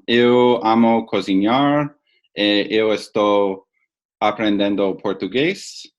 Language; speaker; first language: Portuguese; non-native, learner; English